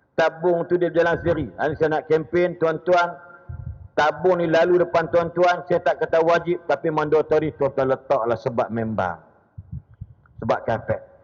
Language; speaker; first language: Malay; native; Malay